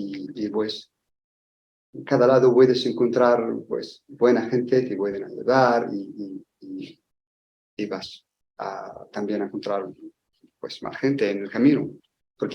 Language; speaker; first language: Spanish; non-native, learner; Arabic